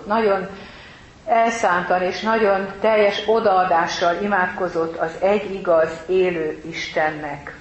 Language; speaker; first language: Hungarian; native; Hungarian